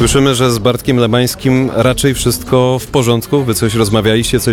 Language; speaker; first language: Polish; native; Polish